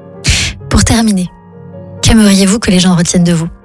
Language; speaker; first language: French; native; French